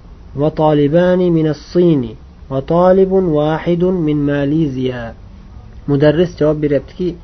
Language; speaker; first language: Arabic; non-native, fluent; Uzbek